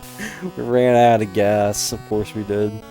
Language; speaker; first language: English; native; English